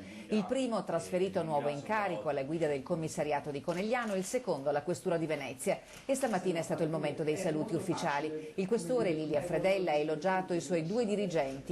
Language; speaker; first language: Italian; native; Italian